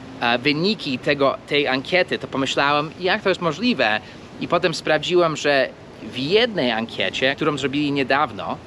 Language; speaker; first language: Polish; non-native, fluent; English